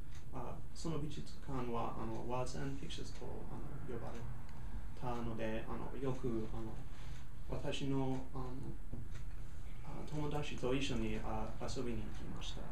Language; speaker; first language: Japanese; non-native, learner; English